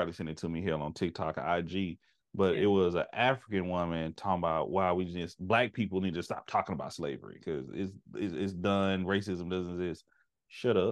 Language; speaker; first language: English; native; English